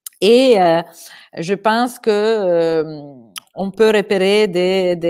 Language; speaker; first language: French; non-native, fluent; Italian